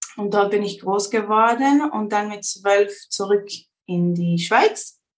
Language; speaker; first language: German; early bilingual, heritage; Spanish